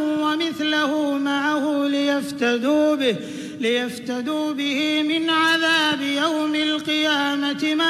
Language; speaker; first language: Arabic; native; Arabic